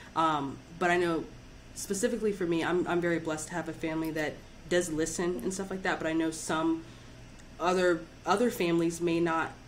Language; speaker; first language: English; native; English